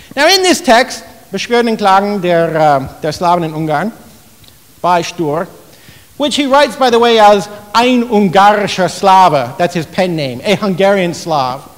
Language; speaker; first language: English; native; English